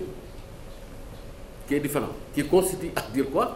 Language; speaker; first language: French; non-native, local second language; Wolof